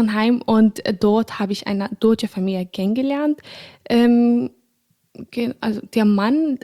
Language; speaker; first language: German; non-native, fluent; Arabic